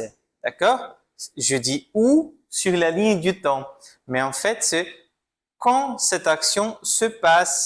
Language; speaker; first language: French; non-native, fluent; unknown